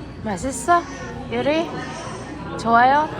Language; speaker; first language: Korean; non-native, learner; Filipino